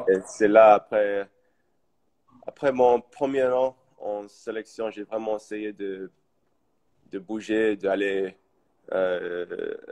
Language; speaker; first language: French; early bilingual, heritage; English